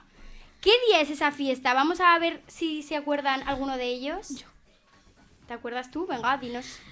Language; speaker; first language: Spanish; native; Spanish